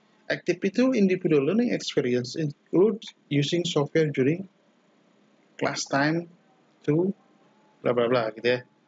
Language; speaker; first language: English; non-native, learner; Indonesian